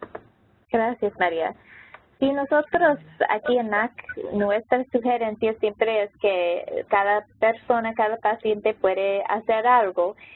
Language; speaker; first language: Spanish; non-native, local second language; English